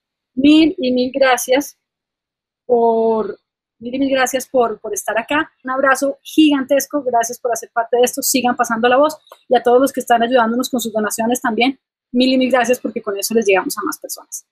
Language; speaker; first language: Spanish; native; Spanish